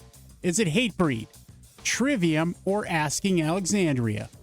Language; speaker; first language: English; native; English